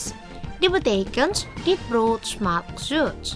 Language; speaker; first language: Dutch; non-native, learner; Indonesian